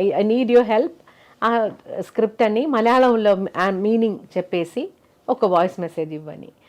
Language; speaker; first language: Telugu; non-native, local second language; Malayalam